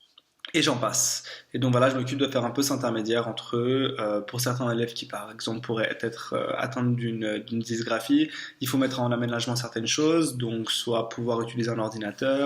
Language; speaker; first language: French; native; French